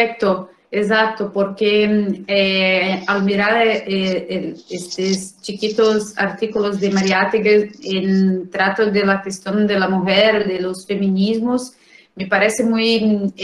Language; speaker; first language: Spanish; non-native, learner; Portuguese